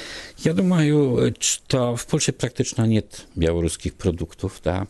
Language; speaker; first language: Russian; non-native, learner; Polish